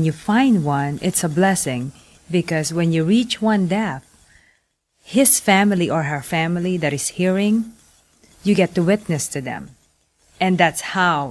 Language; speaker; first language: English; non-native, local second language; Pampanga